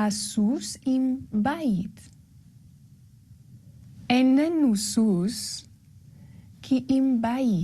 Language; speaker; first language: Hebrew; non-native, learner; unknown